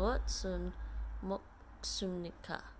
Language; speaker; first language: Korean; non-native, learner; English